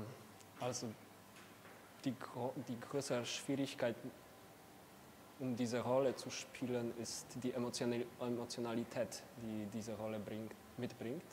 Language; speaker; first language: German; non-native, fluent; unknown